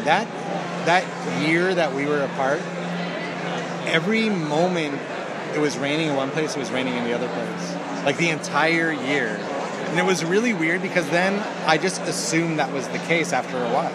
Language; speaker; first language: English; native; English